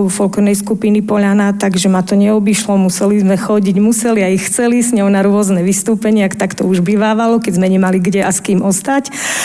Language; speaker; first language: Slovak; non-native, local second language; Rusyn